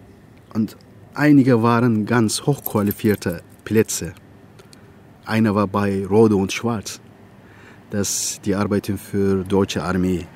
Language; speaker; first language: German; non-native, learner; Turkish